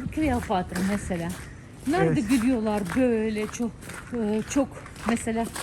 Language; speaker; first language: Turkish; non-native, learner; Russian